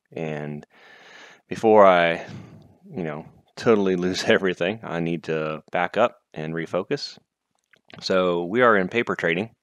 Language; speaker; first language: English; native; English